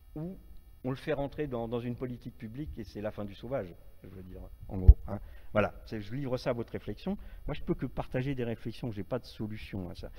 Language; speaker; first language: French; native; French